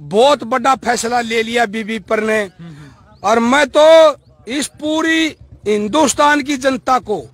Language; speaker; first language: Hindi; native; Hindi